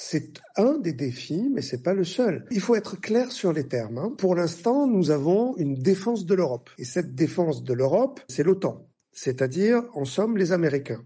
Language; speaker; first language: French; native; French